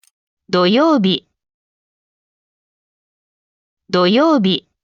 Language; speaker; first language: Japanese; native; Japanese